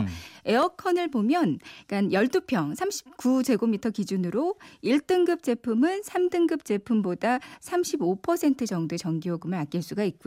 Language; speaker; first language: Korean; native; Korean